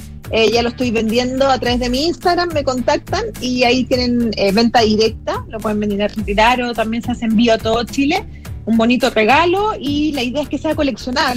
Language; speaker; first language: Spanish; native; Spanish